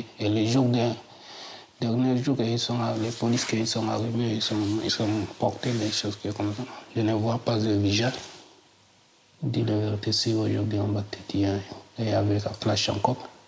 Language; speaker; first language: French; non-native, learner; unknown